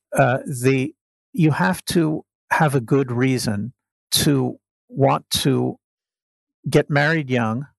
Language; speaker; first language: English; native; English